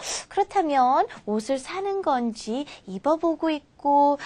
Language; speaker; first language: Korean; native; Korean